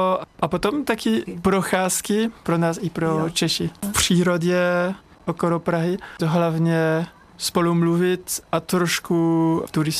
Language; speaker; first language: Czech; non-native, learner; French